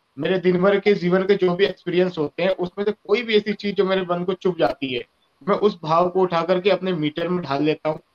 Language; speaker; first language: Hindi; native; Hindi